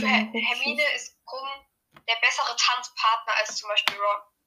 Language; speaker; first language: German; native; German